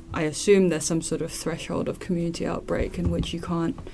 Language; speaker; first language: English; non-native, local second language; Cantonese